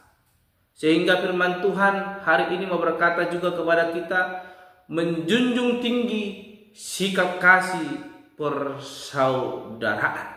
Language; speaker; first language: Indonesian; native; Indonesian